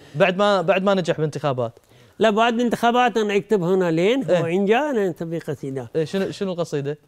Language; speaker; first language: Arabic; non-native, fluent; Urdu